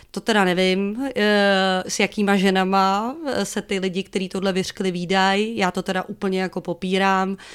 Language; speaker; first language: Czech; native; Czech